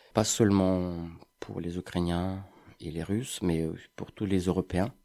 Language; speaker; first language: French; non-native, fluent; Ukrainian